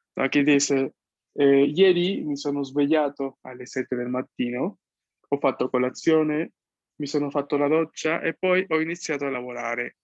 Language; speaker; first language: Italian; non-native, fluent; Spanish